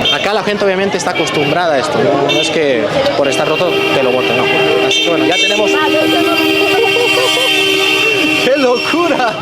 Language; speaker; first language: Spanish; native; Spanish